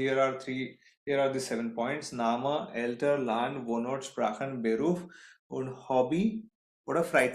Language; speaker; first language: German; non-native, fluent; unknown